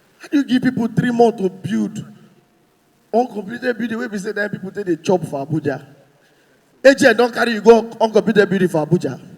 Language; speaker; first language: Nigerian Pidgin; non-native, local second language; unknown